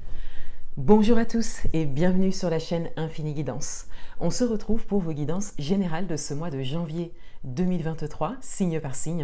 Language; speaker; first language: French; native; French